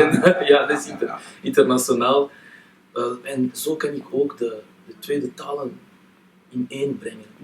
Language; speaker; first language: Dutch; non-native, local second language; French